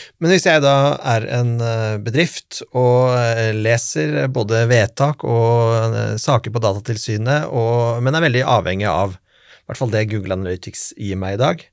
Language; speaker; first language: Norwegian; native; Norwegian